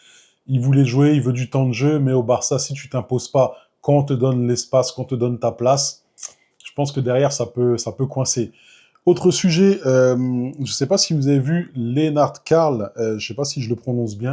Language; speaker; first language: French; native; French